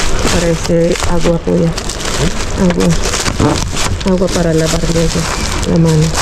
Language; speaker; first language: Spanish; non-native, learner; Filipino